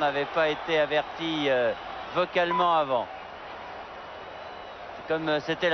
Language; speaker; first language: French; native; French